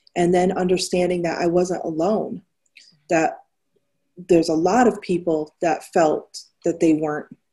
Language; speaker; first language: English; native; English